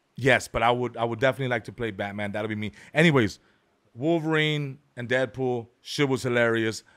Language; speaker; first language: English; early bilingual, other home language; Spanish